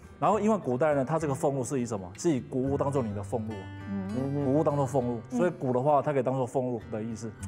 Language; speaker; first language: Chinese; native; Chinese